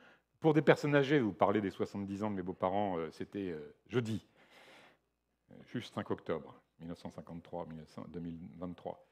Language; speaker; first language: French; native; French